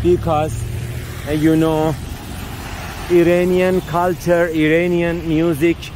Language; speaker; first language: English; non-native, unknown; Persian